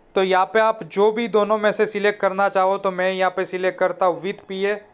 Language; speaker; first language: Hindi; non-native, local second language; Gujarati